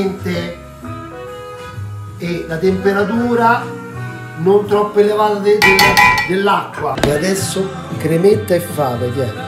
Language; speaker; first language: Italian; native; Italian